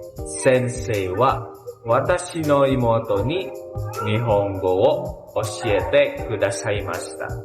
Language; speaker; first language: Japanese; non-native, learner; Indonesian